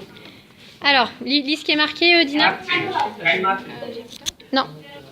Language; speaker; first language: French; native; French